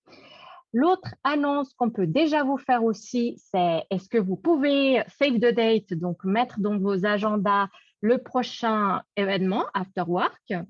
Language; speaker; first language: French; native; French